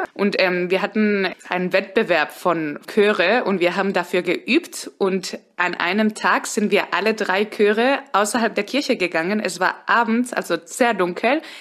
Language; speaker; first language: German; early bilingual, heritage; Spanish